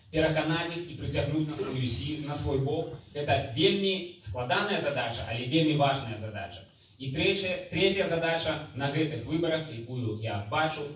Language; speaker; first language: Belarusian; native; Belarusian